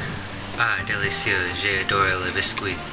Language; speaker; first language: French; non-native, learner; English